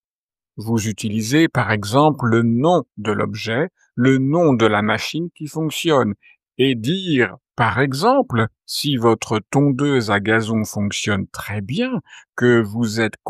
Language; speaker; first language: French; native; French